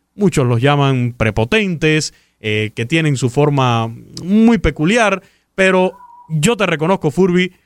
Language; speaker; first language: Spanish; native; Spanish